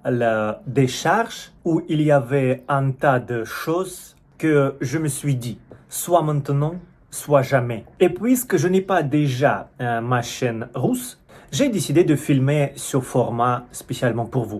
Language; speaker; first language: French; non-native, fluent; Russian